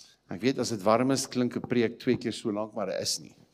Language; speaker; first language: Afrikaans; native; Afrikaans